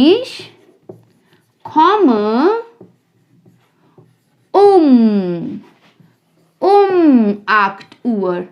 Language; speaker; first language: German; non-native, fluent; Hindi